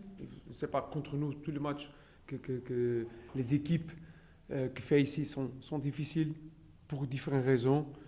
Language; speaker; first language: French; non-native, fluent; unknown